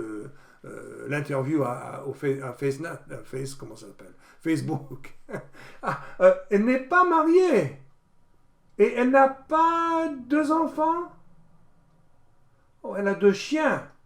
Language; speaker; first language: French; non-native, fluent; English